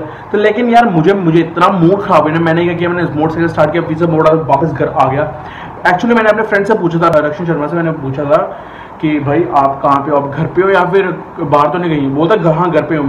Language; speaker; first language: Hindi; native; Hindi